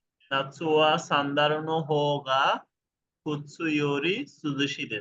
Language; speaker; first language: Japanese; non-native, fluent; Bangla